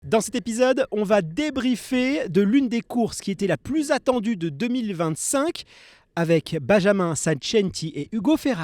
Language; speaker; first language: French; native; French